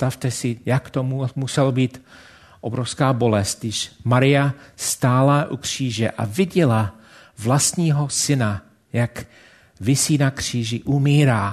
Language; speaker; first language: Czech; non-native, fluent; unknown